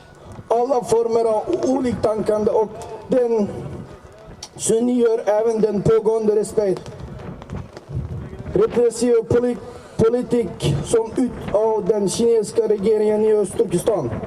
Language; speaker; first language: Swedish; non-native, learner; Uyghur